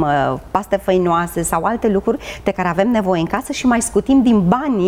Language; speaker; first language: Romanian; native; Romanian